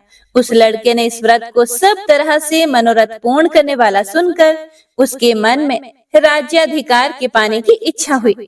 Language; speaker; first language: Hindi; native; Hindi